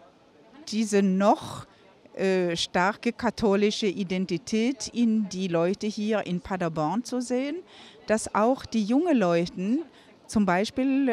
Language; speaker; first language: German; non-native, fluent; Norwegian